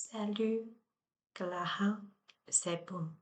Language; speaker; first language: French; non-native, learner; Chinese